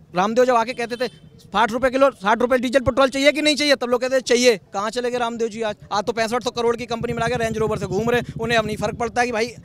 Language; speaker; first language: Hindi; native; Hindi